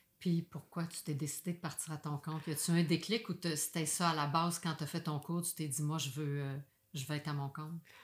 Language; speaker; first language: French; native; French